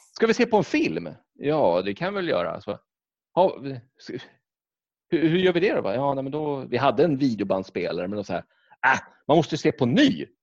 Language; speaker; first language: Swedish; native; Swedish